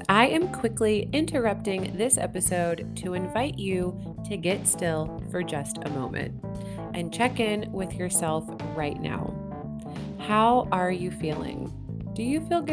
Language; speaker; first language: English; native; English